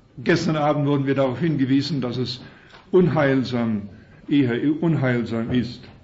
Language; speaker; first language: German; early bilingual, heritage; German